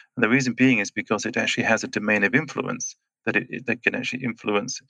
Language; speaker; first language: English; native; English